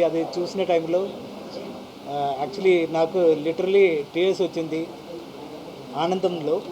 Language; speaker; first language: Telugu; non-native, fluent; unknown